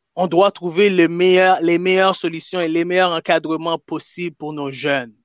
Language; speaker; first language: French; native; French